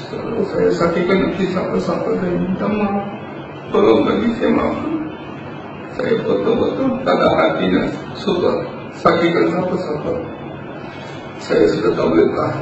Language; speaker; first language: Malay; non-native, fluent; Bangla